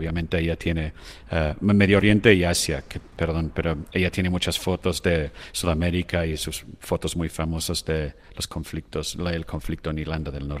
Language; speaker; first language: Spanish; non-native, fluent; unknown